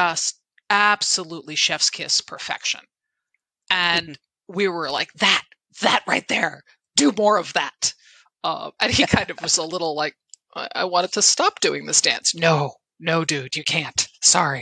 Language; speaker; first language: English; native; English